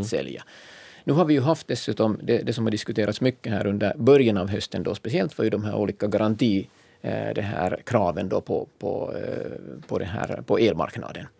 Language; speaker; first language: Swedish; native; Swedish